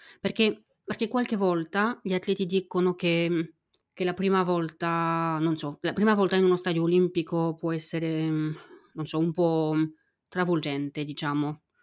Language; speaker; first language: Italian; non-native, fluent; French